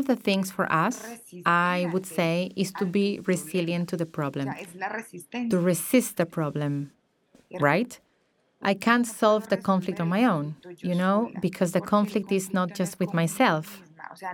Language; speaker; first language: English; non-native, fluent; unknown